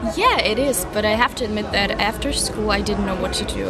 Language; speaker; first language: English; non-native, fluent; German